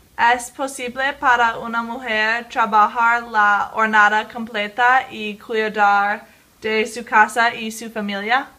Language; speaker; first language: Spanish; non-native, learner; English